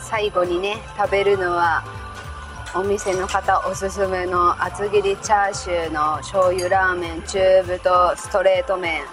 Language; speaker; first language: Japanese; native; Japanese